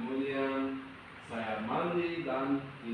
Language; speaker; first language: Indonesian; non-native, learner; English